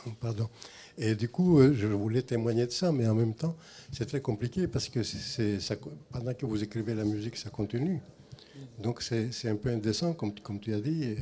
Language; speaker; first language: French; non-native, fluent; Greek